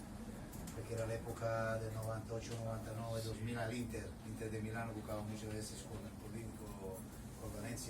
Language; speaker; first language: Spanish; non-native, fluent; Italian